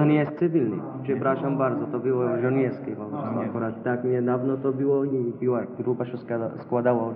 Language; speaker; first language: Polish; non-native, learner; Arabic